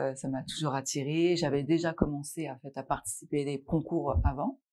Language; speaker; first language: French; non-native, local second language; Arabic